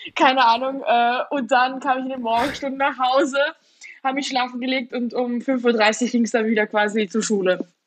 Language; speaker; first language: German; early bilingual, other home language; Georgian